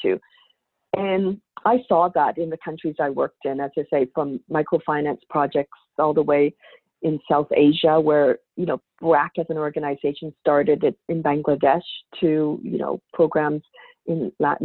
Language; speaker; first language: English; native; English